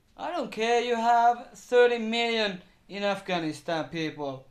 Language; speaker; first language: English; non-native, learner; Finnish